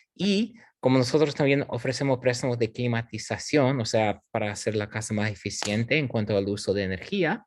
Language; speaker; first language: Spanish; non-native, fluent; English